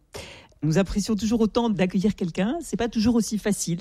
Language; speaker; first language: French; native; French